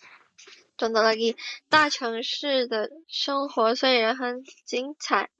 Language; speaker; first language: Chinese; non-native, fluent; Indonesian